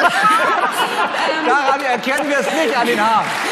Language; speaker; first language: German; native; German